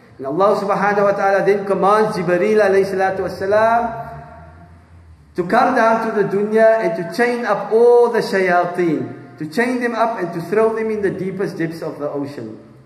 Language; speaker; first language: English; native; English